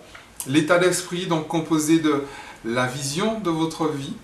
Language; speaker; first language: French; native; French